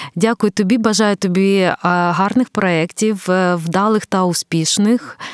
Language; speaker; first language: Ukrainian; native; Ukrainian